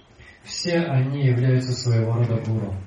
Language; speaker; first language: Russian; native; Russian